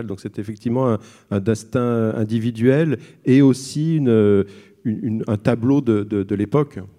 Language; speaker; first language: French; native; French